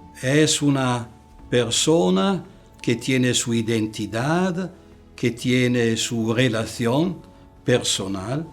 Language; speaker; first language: Spanish; non-native, fluent; Italian